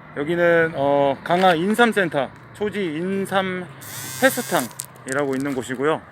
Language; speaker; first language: Korean; native; Korean